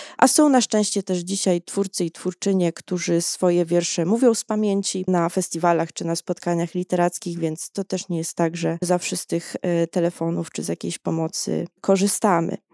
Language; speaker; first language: Polish; native; Polish